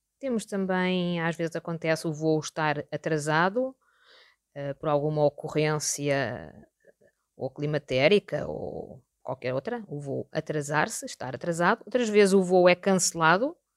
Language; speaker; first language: Portuguese; native; Portuguese